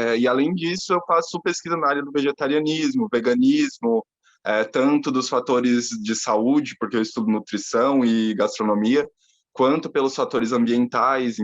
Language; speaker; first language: Portuguese; native; Portuguese